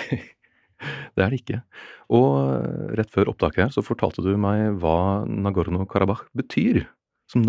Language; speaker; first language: Norwegian; native; Norwegian